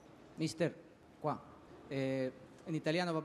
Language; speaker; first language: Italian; non-native, fluent; Spanish